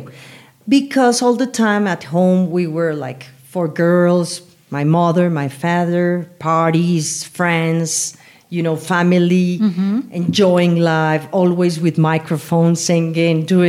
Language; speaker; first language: English; non-native, learner; Spanish